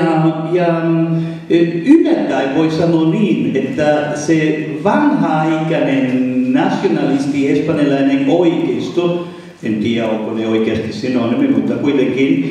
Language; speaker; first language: Finnish; non-native, fluent; Spanish